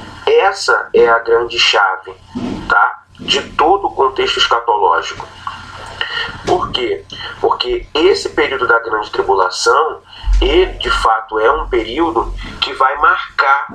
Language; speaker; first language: Portuguese; native; Portuguese